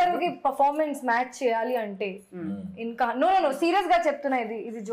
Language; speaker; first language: Telugu; non-native, fluent; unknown